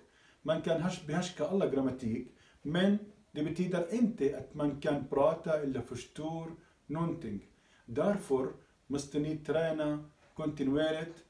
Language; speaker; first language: Swedish; non-native, learner; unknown